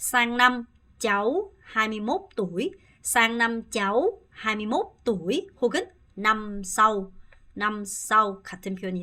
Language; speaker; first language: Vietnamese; non-native, fluent; Korean